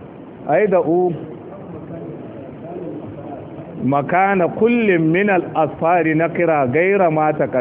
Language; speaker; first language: Arabic; non-native, fluent; Hausa